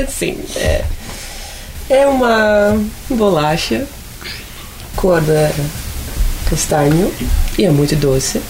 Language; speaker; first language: Portuguese; non-native, fluent; Dutch